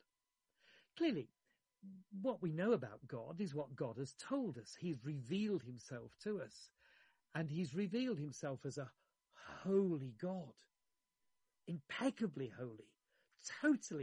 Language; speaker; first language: English; native; English